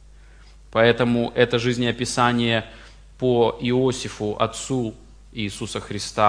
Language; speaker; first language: Russian; native; Russian